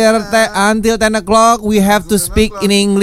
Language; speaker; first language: English; non-native, learner; Indonesian